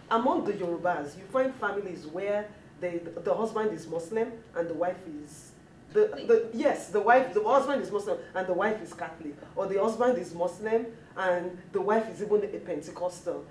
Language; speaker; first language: English; non-native, local second language; Yoruba